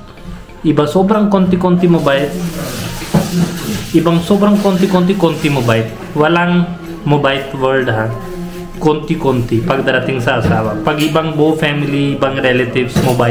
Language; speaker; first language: Filipino; non-native, learner; Punjabi